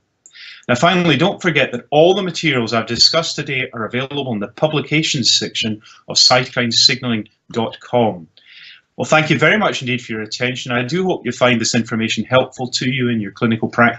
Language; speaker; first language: English; native; English